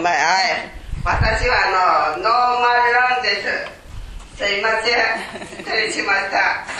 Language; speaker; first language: Japanese; non-native, fluent; Korean